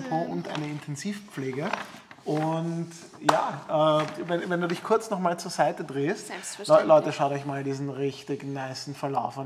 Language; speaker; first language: German; native; German